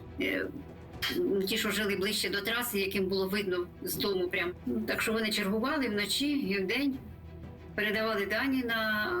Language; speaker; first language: Ukrainian; native; Ukrainian